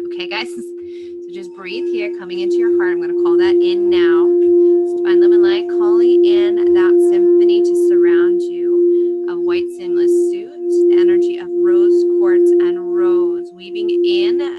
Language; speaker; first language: English; native; English